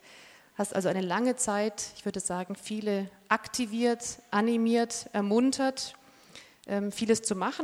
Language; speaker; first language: German; native; German